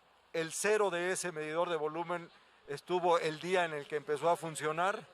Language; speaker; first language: Spanish; native; Spanish